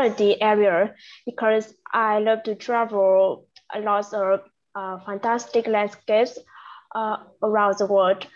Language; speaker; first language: English; non-native, learner; Vietnamese